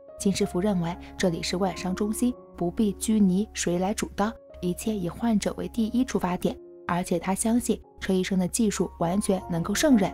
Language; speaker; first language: Chinese; native; Chinese